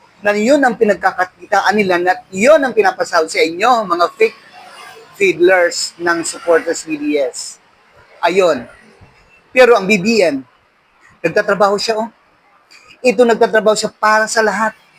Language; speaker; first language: Filipino; non-native, local second language; Waray